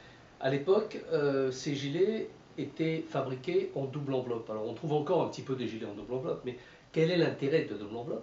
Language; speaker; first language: French; native; French